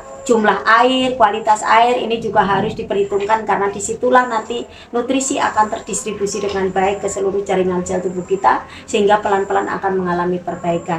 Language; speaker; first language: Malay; non-native, local second language; Javanese